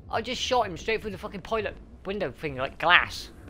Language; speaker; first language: English; native; English